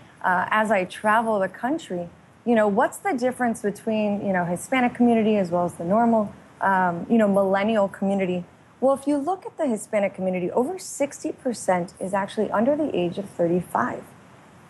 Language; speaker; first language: English; native; English